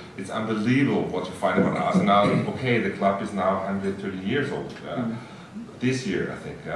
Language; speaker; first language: English; non-native, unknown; German